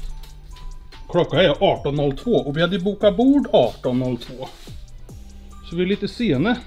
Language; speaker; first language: Swedish; native; Swedish